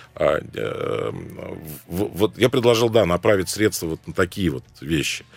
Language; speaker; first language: Russian; non-native, fluent; Arabic